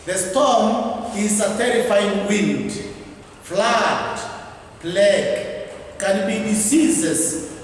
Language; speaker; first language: English; non-native, local second language; Swahili